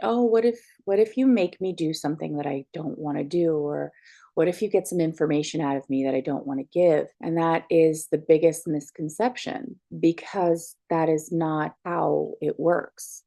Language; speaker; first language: English; native; English